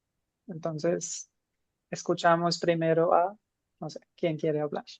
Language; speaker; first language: Spanish; non-native, fluent; Hindi